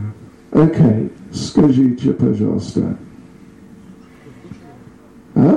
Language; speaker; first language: Russian; non-native, learner; English